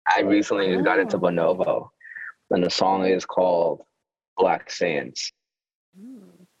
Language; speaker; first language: English; native; English